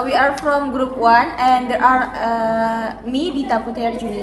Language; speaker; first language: English; non-native, learner; Indonesian